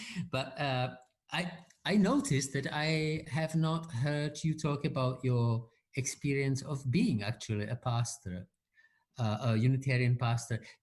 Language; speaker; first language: English; non-native, fluent; Czech